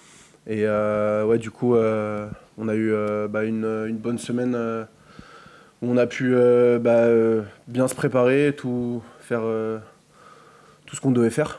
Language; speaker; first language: French; native; French